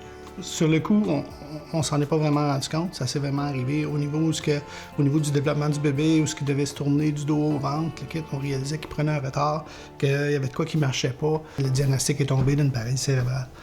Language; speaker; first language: French; native; French